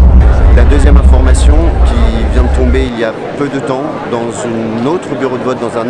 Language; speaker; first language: French; native; French